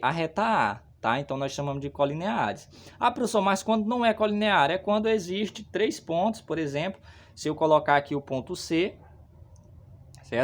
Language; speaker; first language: Portuguese; native; Portuguese